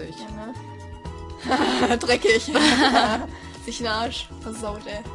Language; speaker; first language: German; native; German